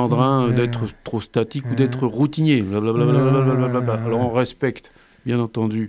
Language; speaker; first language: French; native; French